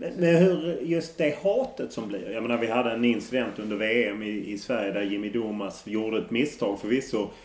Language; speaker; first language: Swedish; native; Swedish